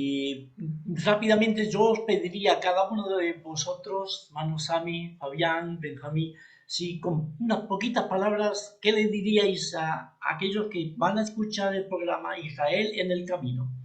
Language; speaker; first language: Spanish; native; Spanish